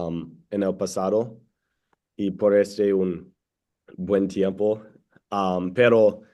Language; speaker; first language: Spanish; non-native, learner; English